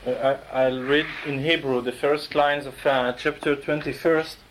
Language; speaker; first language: English; non-native, fluent; Hebrew